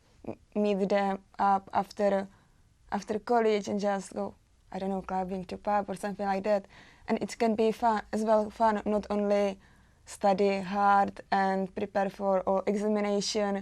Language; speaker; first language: English; non-native, learner; Czech